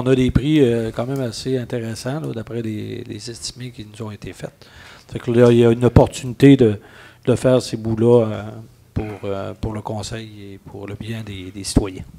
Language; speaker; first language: French; native; French